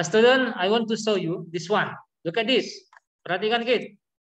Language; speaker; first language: English; non-native, learner; Indonesian